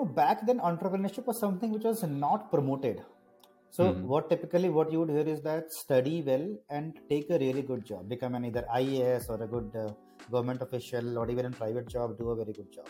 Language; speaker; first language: English; non-native, local second language; Hindi